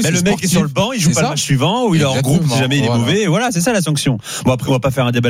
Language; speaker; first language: French; native; French